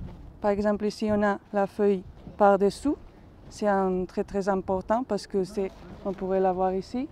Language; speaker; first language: French; non-native, fluent; Spanish